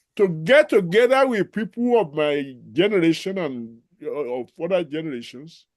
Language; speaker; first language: English; non-native, local second language; Yoruba